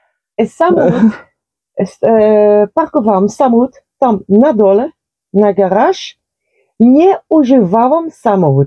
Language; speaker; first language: Polish; non-native, learner; Dutch